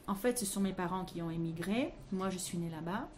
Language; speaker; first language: French; early bilingual, other home language; Spanish